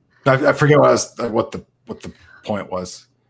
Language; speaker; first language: English; native; English